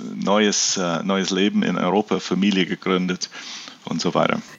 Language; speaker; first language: German; early bilingual, heritage; German